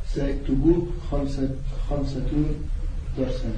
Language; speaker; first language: Arabic; non-native, learner; French